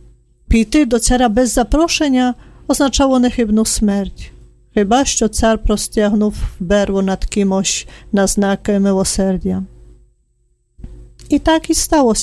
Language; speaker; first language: Ukrainian; non-native, fluent; Polish